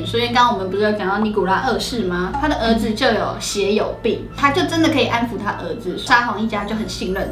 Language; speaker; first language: Chinese; native; Chinese